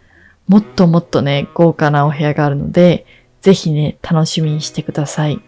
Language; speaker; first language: Japanese; native; Japanese